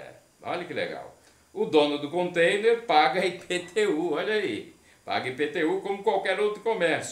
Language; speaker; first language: Portuguese; native; Portuguese